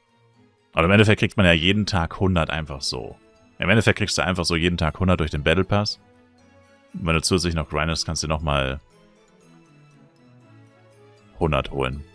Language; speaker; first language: German; native; German